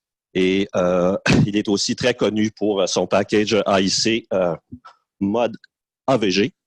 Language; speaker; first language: French; native; French